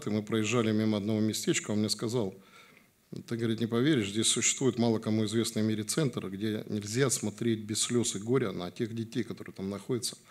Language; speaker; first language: Russian; native; Russian